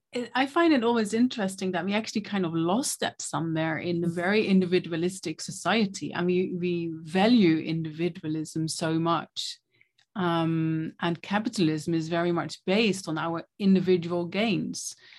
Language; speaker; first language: English; non-native, fluent; Dutch